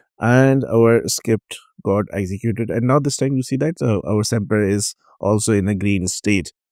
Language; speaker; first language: English; non-native, local second language; Urdu